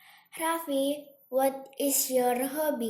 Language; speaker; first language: English; non-native, learner; Indonesian